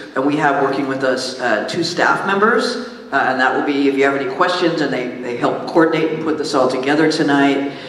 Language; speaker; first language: English; native; English